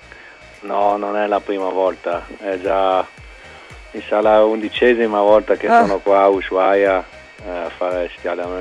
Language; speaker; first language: Italian; non-native, local second language; German